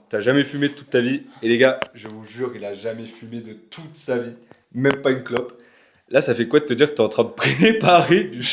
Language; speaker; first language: French; native; French